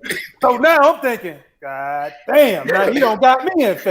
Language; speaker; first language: English; native; English